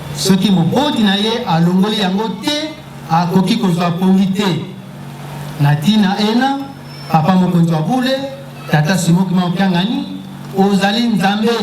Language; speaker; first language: Lingala; non-native, local second language; Kongo